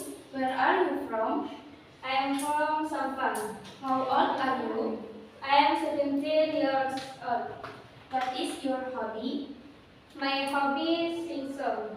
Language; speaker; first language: English; non-native, learner; Indonesian